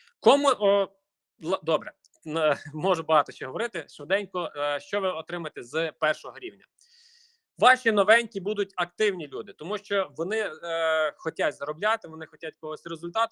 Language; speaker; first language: Ukrainian; native; Ukrainian